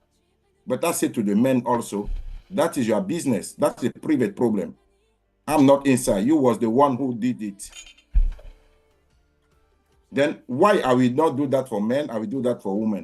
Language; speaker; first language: English; non-native, learner; French